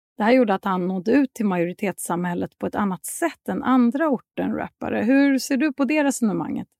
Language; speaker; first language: Swedish; native; Swedish